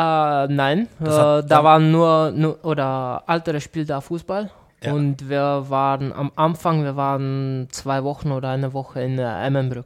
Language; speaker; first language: German; non-native, learner; Czech